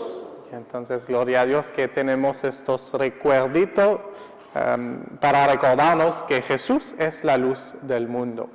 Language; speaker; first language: Spanish; non-native, fluent; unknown